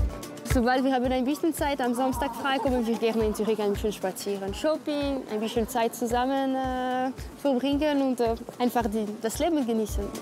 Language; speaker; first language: German; non-native, local second language; French